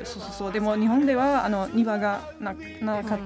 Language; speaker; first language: Japanese; non-native, learner; German